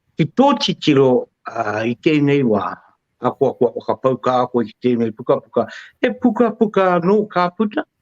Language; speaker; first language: Māori; native; Māori